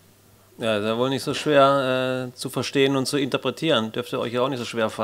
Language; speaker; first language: German; native; German